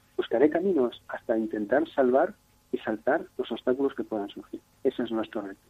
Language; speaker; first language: Spanish; native; Spanish